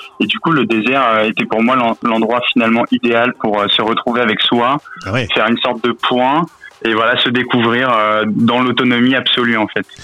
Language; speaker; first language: French; native; French